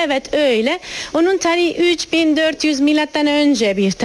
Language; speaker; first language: Turkish; non-native, learner; Italian